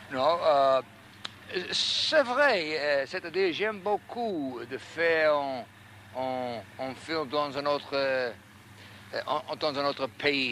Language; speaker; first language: French; non-native, fluent; English